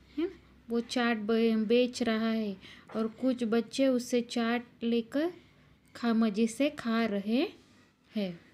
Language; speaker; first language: Hindi; non-native, local second language; Marathi